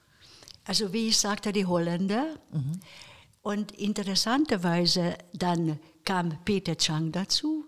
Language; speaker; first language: German; non-native, fluent; Hungarian